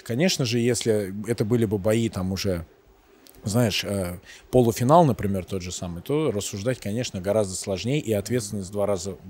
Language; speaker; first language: Russian; native; Russian